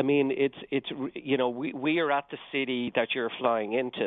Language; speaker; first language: English; native; English